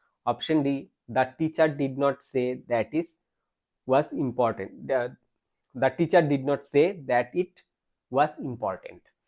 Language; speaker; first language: English; non-native, local second language; Bangla